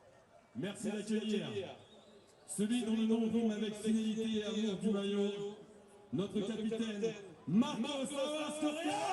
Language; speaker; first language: French; native; French